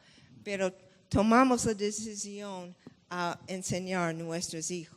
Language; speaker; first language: Spanish; non-native, fluent; English